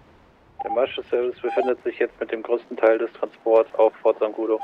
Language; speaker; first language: German; native; German